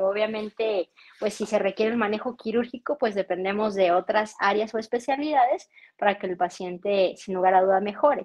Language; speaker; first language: Spanish; native; Spanish